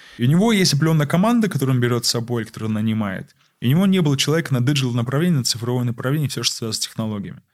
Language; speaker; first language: Russian; early bilingual, heritage; Russian